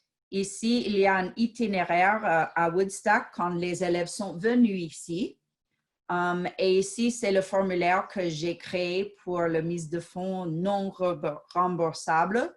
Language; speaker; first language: French; non-native, fluent; English